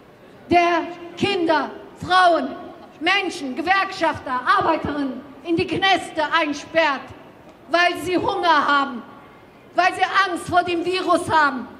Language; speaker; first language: German; non-native, fluent; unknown